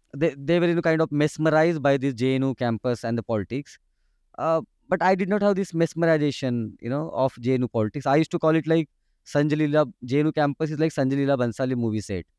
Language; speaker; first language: English; non-native, local second language; Marathi